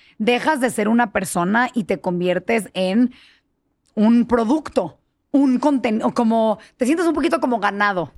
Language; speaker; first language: Spanish; early bilingual, heritage; Spanish